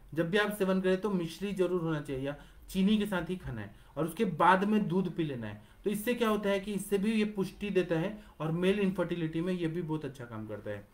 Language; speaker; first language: Hindi; non-native, local second language; Marathi